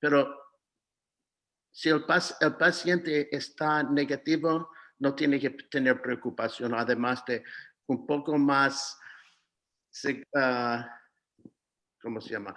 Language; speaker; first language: Spanish; non-native, fluent; English